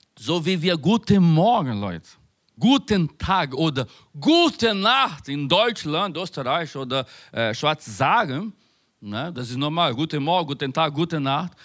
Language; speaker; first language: German; non-native, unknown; Spanish